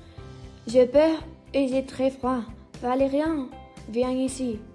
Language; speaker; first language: French; non-native, learner; Spanish